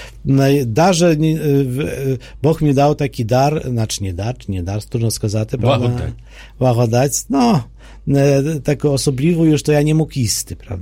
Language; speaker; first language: Polish; non-native, fluent; Ukrainian